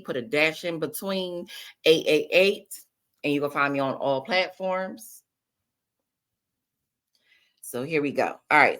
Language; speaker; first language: English; native; English